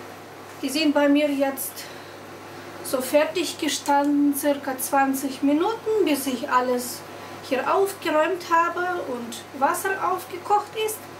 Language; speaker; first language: German; non-native, fluent; Russian